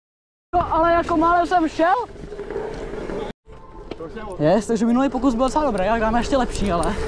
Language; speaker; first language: Czech; native; Czech